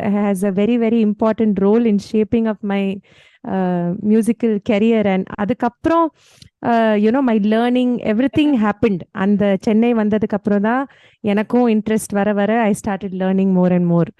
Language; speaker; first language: English; non-native, local second language; Malayalam